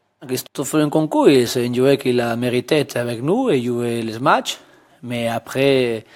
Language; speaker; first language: French; non-native, learner; Spanish